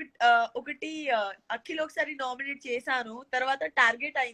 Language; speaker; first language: Telugu; non-native, learner; Gujarati